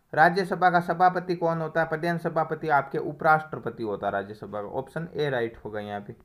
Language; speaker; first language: Hindi; native; Hindi